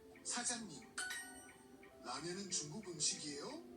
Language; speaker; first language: Korean; non-native, learner; English